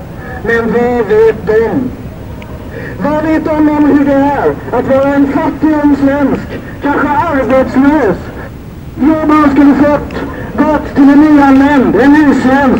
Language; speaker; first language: Swedish; native; Swedish